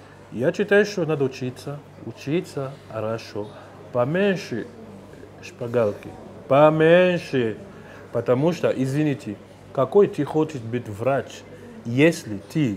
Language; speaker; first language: Russian; non-native, fluent; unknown